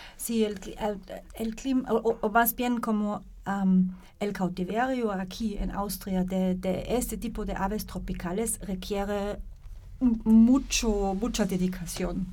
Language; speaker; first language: Spanish; non-native, fluent; German